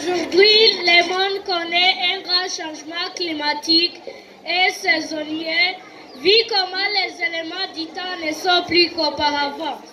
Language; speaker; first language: French; non-native, learner; Kinyarwanda